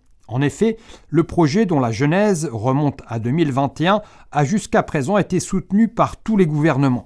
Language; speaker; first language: French; native; French